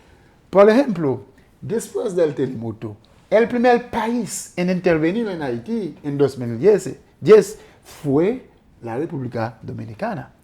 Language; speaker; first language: Spanish; non-native, fluent; Haitian Creole